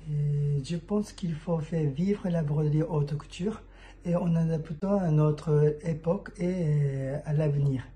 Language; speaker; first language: French; non-native, fluent; Japanese